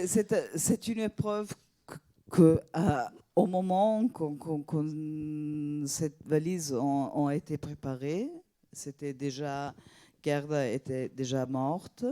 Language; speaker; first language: French; non-native, fluent; Italian